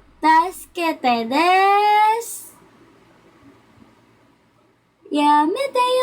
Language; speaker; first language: Japanese; non-native, learner; Filipino